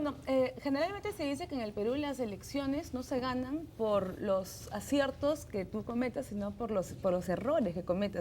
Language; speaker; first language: Spanish; native; Spanish